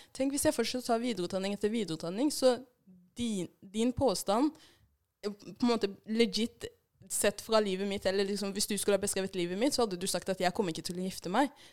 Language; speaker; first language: Norwegian; early bilingual, other home language; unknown